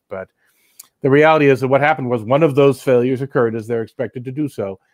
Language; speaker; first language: English; native; English